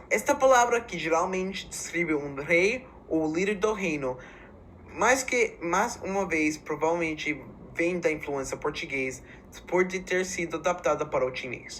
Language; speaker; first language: Portuguese; non-native, learner; English